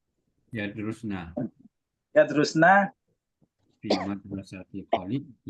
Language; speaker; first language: Arabic; non-native, learner; Indonesian